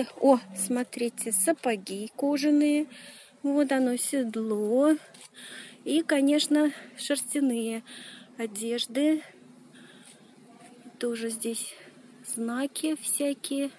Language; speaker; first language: Russian; native; Russian